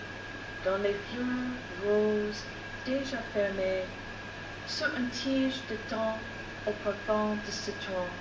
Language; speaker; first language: French; non-native, fluent; English